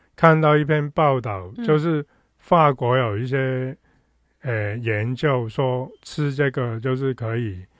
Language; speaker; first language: Chinese; non-native, local second language; Cantonese